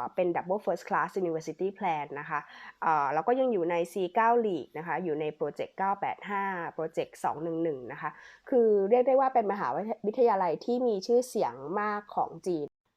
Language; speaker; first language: Thai; native; Thai